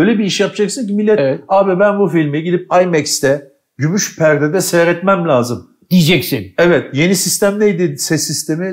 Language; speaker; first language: Turkish; native; Turkish